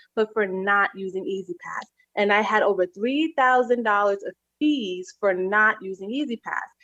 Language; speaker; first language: English; native; English